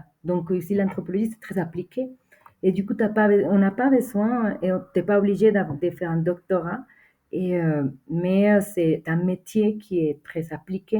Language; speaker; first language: French; non-native, fluent; Spanish